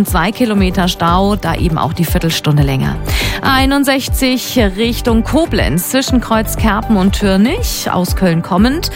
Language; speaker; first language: German; native; German